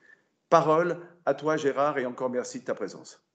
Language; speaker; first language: French; native; French